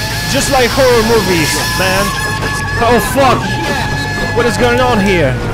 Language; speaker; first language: English; non-native, learner; Russian